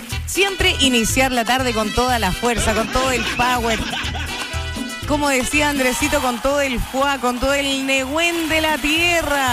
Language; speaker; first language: Spanish; native; Spanish